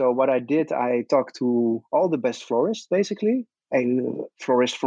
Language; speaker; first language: English; non-native, fluent; Dutch